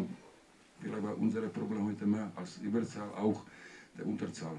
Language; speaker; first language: German; non-native, learner; Czech